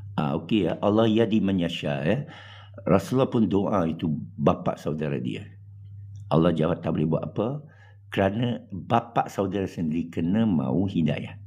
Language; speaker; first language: Malay; non-native, local second language; English